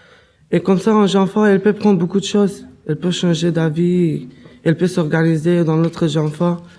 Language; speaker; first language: French; non-native, learner; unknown